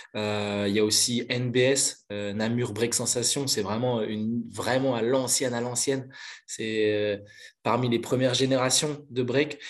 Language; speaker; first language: French; native; French